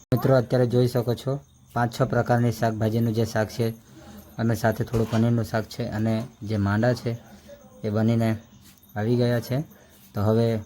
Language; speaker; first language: Gujarati; non-native, local second language; Vasavi